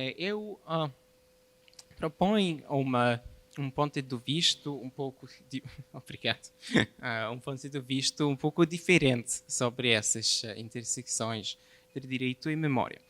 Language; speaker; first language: Portuguese; non-native, fluent; Polish